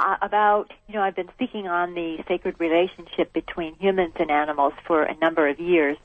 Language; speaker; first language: English; native; English